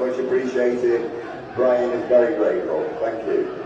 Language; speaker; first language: English; native; English